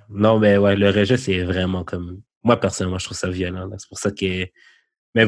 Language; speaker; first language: French; native; French